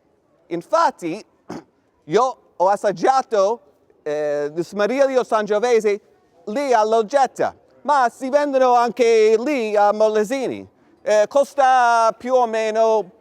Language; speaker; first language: Italian; non-native, fluent; English